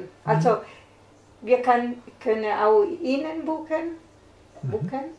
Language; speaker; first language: German; non-native, learner; Italian